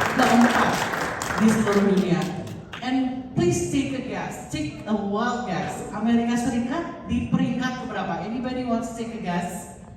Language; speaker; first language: Indonesian; native; Indonesian